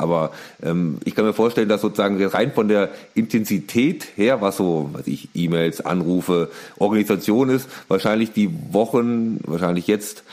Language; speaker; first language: German; native; German